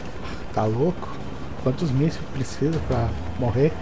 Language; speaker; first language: Portuguese; native; Portuguese